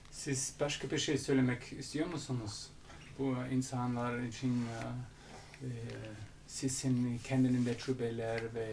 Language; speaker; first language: Turkish; non-native, learner; German